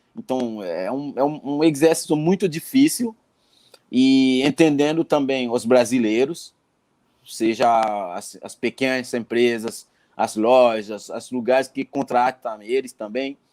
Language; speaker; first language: Portuguese; non-native, fluent; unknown